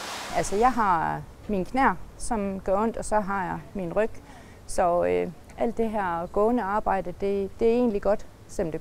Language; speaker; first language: Danish; native; Danish